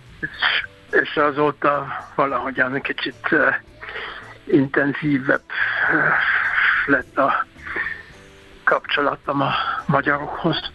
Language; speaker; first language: Hungarian; non-native, fluent; German